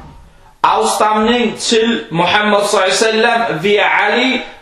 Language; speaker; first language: Danish; early bilingual, other home language; Arabic